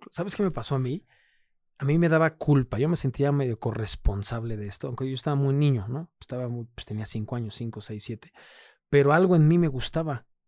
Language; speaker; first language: Spanish; native; Spanish